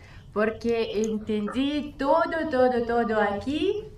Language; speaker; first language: Spanish; non-native, learner; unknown